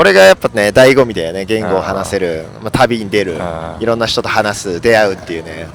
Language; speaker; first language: Japanese; native; Japanese